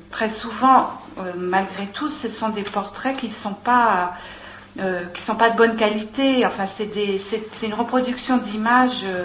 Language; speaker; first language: French; native; French